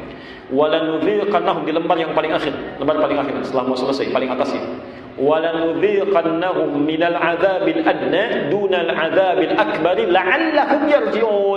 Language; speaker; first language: Indonesian; native; Indonesian